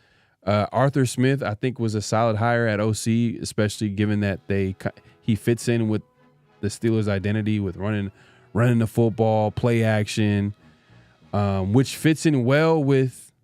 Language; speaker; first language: English; native; English